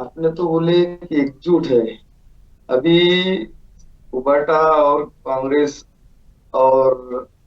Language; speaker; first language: Hindi; non-native, local second language; Marathi